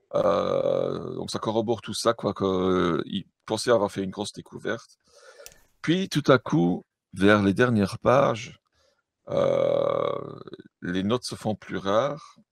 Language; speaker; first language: French; native; French